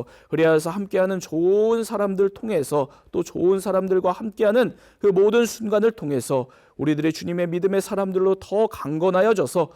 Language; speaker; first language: Korean; native; Korean